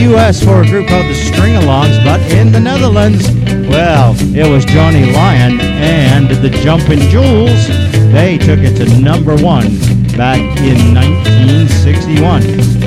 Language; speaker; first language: English; native; English